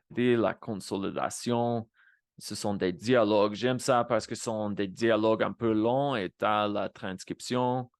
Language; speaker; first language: French; non-native, fluent; Spanish